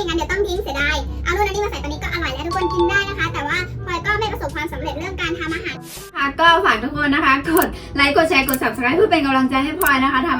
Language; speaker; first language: Thai; native; Thai